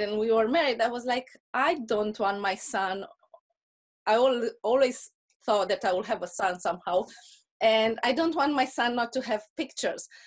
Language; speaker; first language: English; non-native, fluent; Russian